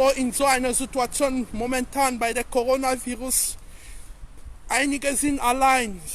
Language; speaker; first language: German; non-native, learner; French